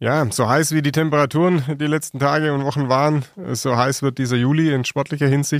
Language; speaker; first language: German; native; German